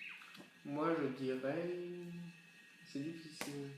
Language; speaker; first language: French; native; French